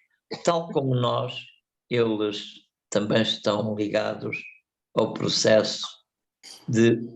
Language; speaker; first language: Portuguese; non-native, fluent; Spanish